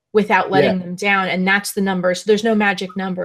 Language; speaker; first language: English; native; English